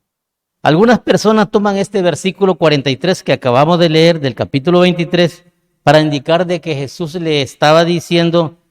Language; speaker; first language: Spanish; native; Spanish